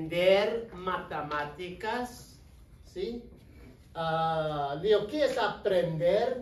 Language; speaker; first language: Spanish; non-native, fluent; English